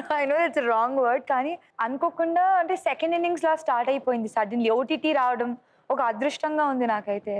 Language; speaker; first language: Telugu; non-native, local second language; Sindhi